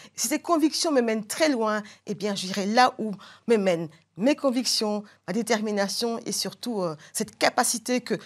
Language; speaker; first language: French; non-native, local second language; Bambara